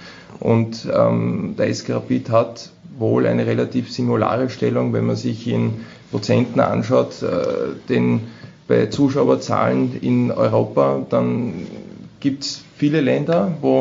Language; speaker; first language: German; native; German